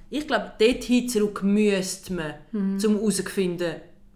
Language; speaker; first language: German; native; German